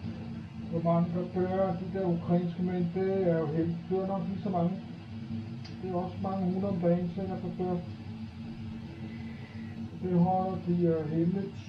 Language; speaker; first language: Danish; non-native, fluent; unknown